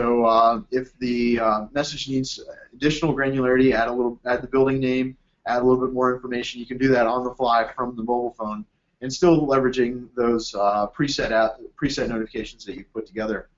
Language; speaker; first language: English; native; English